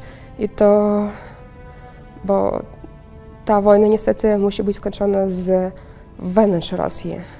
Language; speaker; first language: Polish; non-native, fluent; Russian